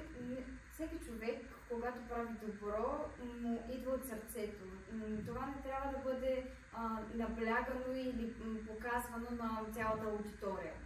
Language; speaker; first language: Bulgarian; native; Bulgarian